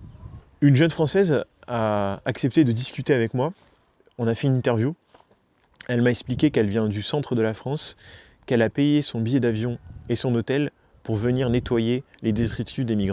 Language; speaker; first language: French; native; French